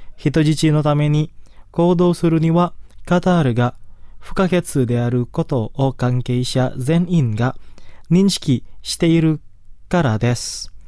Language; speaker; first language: Japanese; non-native, fluent; Indonesian